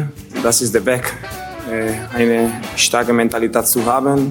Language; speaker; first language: German; non-native, learner; Spanish